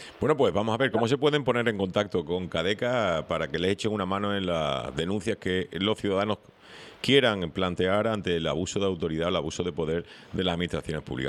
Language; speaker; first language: Spanish; native; Spanish